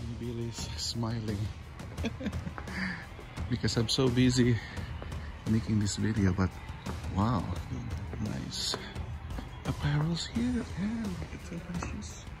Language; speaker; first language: English; non-native, fluent; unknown